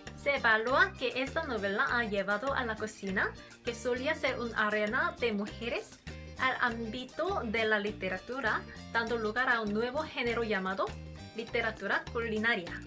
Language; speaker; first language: Spanish; non-native, learner; Korean